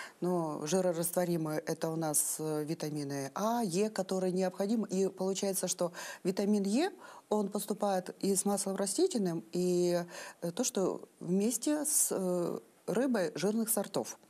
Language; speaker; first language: Russian; native; Russian